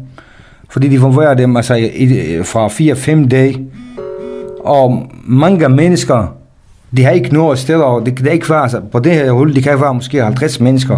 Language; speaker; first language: Danish; non-native, fluent; Kurdish